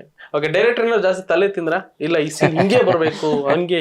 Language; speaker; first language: Kannada; native; Kannada